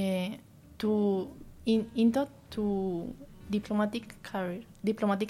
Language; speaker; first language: English; non-native, learner; Spanish